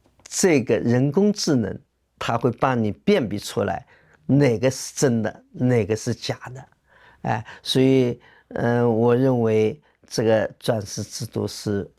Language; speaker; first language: Chinese; native; Chinese